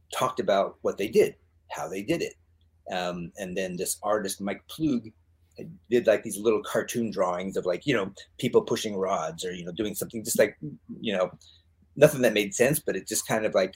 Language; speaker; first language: English; native; English